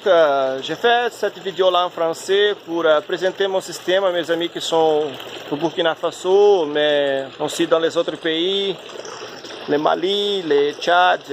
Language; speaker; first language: French; non-native, fluent; Portuguese